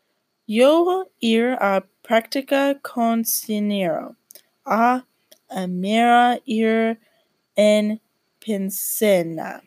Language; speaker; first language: Spanish; non-native, learner; English